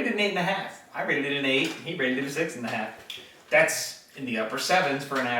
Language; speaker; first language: English; native; English